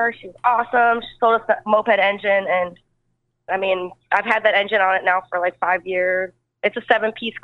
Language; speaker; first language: English; native; English